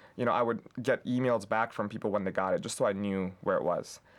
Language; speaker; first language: English; non-native, local second language; Urdu